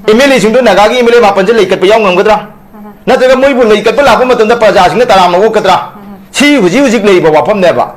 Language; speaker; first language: Manipuri; non-native, local second language; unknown